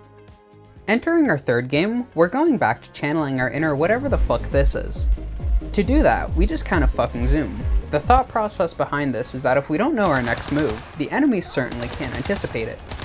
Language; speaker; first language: English; native; English